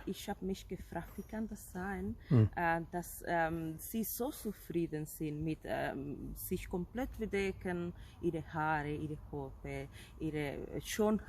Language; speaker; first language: German; non-native, fluent; Spanish